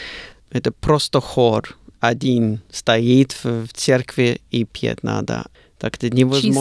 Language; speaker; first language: Russian; non-native, learner; English